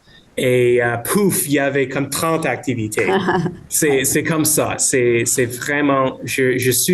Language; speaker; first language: French; non-native, local second language; English